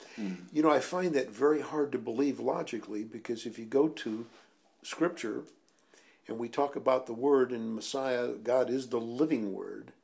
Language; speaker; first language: English; native; English